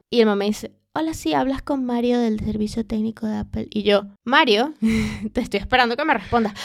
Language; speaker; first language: Spanish; native; Spanish